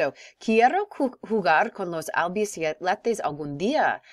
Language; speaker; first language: Spanish; non-native, fluent; English